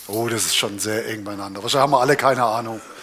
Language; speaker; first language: German; native; German